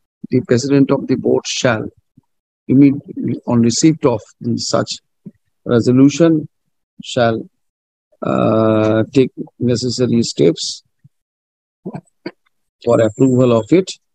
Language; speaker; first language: English; non-native, local second language; Bangla